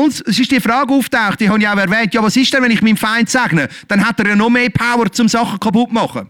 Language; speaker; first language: German; native; German